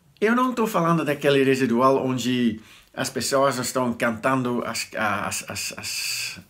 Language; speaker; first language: Portuguese; non-native, learner; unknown